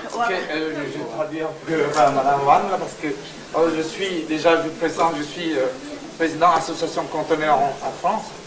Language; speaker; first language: French; non-native, learner; Chinese